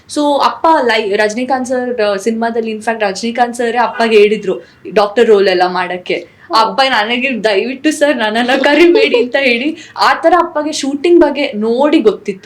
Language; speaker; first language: Kannada; non-native, local second language; Tulu